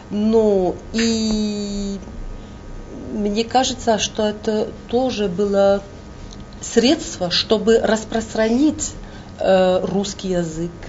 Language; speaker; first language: Russian; non-native, fluent; French